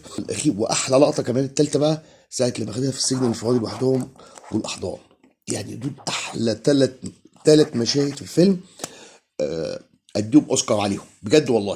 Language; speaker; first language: Arabic; native; Arabic